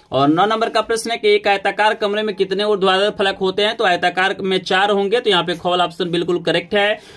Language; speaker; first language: Hindi; native; Hindi